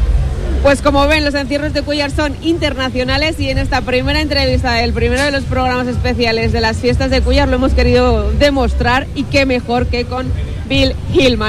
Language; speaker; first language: Spanish; native; Spanish